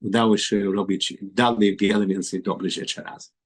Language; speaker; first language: Polish; non-native, learner; English